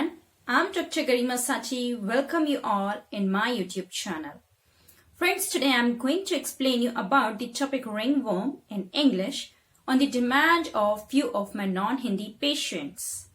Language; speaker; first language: English; non-native, local second language; Hindi